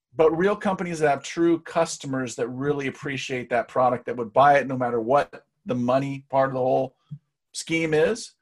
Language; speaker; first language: English; native; English